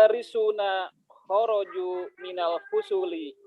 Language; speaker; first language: Arabic; non-native, learner; Indonesian